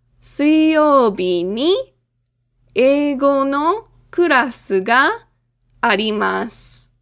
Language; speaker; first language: Japanese; non-native, fluent; English